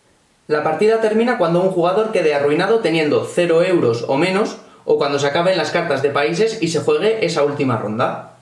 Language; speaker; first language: Spanish; native; Spanish